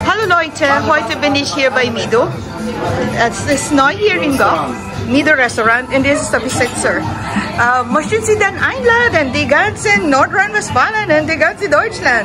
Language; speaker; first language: German; non-native, learner; Filipino